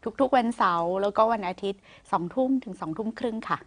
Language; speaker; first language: Thai; native; Thai